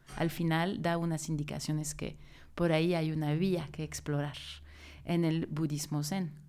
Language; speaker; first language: Spanish; non-native, fluent; French